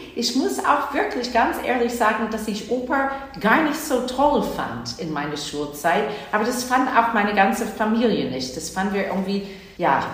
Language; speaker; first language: German; non-native, fluent; English